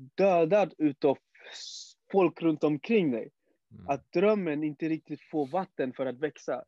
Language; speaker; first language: Swedish; early bilingual, other home language; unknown